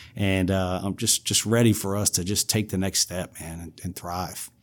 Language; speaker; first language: English; native; English